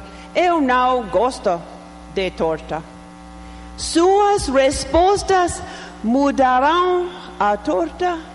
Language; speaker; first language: Portuguese; non-native, learner; English